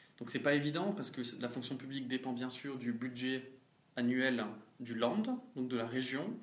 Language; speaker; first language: French; native; French